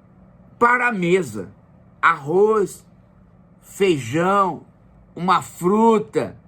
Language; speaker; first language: Portuguese; native; Portuguese